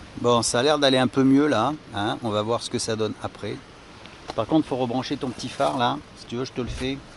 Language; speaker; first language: French; native; French